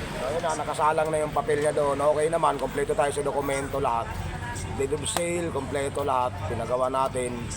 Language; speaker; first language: Filipino; non-native, local second language; Cebuano